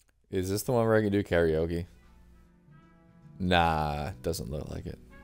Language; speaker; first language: English; native; English